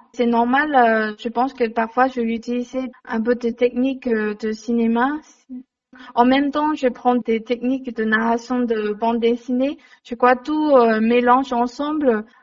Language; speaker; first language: French; non-native, learner; Chinese